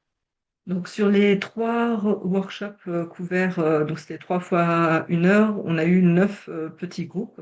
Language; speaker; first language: French; native; French